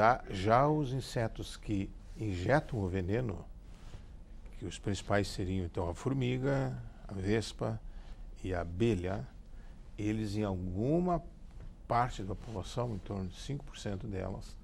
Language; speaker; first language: Portuguese; native; Portuguese